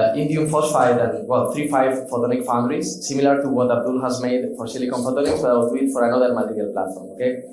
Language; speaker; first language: English; non-native, fluent; Spanish